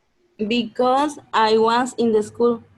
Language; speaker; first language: English; non-native, learner; Spanish